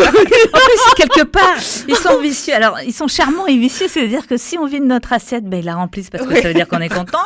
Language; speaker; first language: French; native; French